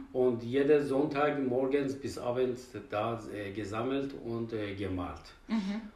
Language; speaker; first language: German; non-native, fluent; Persian